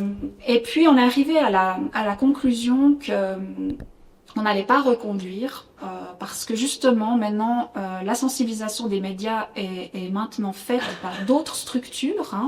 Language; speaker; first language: French; native; French